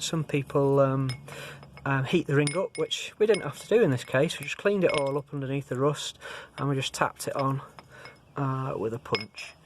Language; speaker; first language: English; native; English